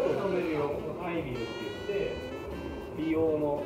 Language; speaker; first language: Japanese; native; Japanese